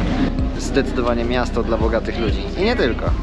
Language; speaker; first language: Polish; native; Polish